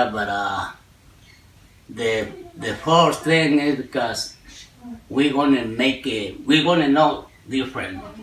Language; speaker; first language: English; non-native, learner; Spanish